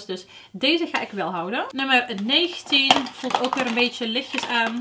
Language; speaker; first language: Dutch; native; Dutch